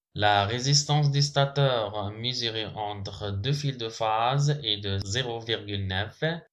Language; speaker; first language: French; non-native, local second language; Arabic